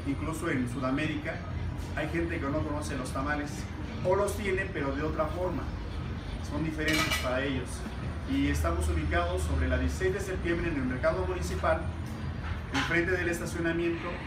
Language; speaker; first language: Spanish; native; Spanish